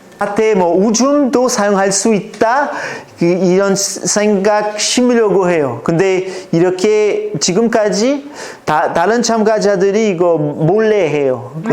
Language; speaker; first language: Korean; non-native, fluent; French